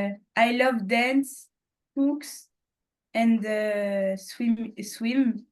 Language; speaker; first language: English; non-native, learner; French